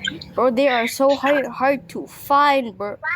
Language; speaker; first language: English; non-native, local second language; Filipino